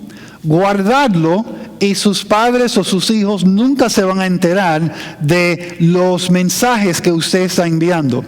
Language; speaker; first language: Spanish; non-native, fluent; English